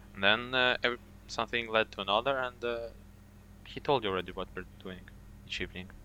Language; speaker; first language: English; non-native, fluent; Romanian